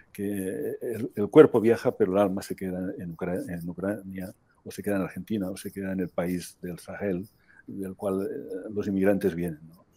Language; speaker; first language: Spanish; native; Spanish